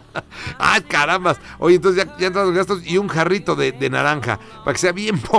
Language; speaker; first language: Spanish; native; Spanish